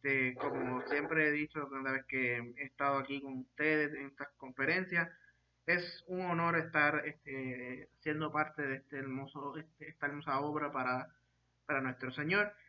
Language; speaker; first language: Spanish; native; Spanish